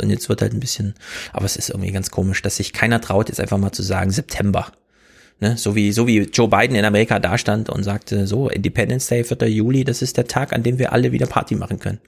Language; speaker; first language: German; native; German